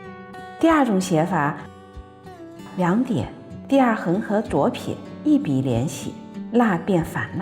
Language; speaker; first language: Chinese; native; Chinese